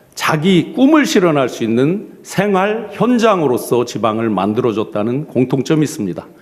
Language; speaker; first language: Korean; native; Korean